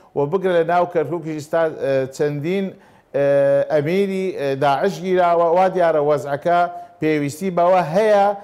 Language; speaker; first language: Central Kurdish; non-native, local second language; Turkish